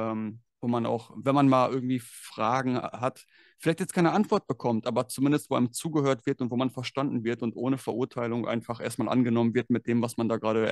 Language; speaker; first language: German; native; German